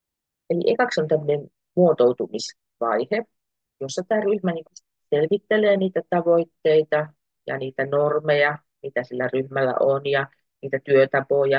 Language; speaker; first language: Finnish; native; Finnish